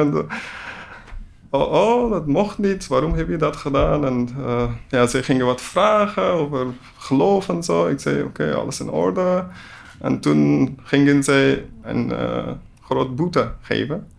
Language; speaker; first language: Dutch; non-native, learner; Persian